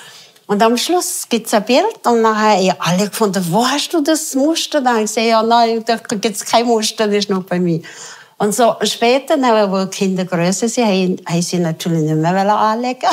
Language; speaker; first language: German; non-native, fluent; Tibetan